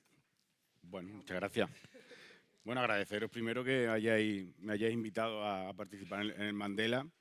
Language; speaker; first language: Spanish; native; Spanish